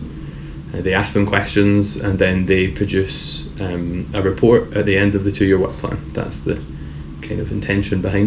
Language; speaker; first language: English; native; English